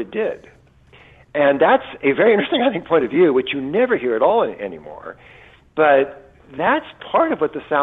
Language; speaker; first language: English; native; English